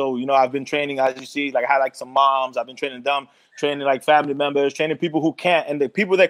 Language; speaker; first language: English; native; English